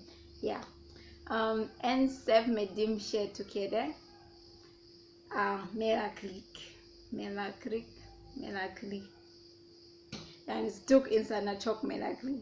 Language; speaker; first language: Turkish; non-native, fluent; Nyanja